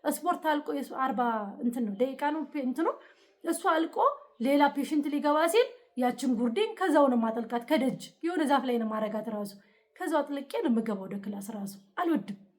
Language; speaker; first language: Amharic; native; Amharic